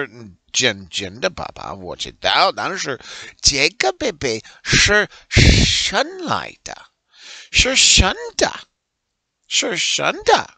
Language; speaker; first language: Chinese; non-native, learner; English